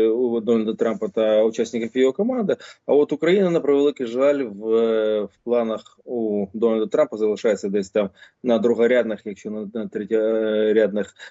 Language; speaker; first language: Ukrainian; native; Ukrainian